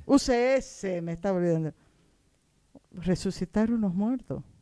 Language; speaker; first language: Spanish; native; Spanish